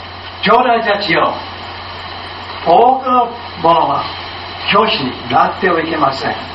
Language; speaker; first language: Japanese; non-native, learner; English